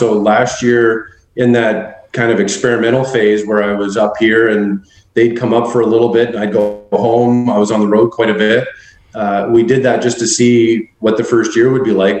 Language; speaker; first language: English; native; English